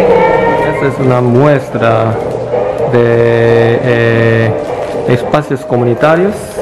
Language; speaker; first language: Spanish; non-native, fluent; Korean